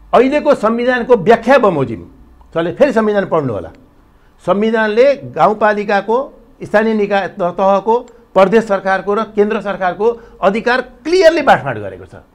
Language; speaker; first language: Nepali; native; Nepali